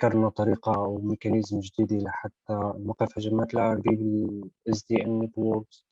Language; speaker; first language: Arabic; native; Arabic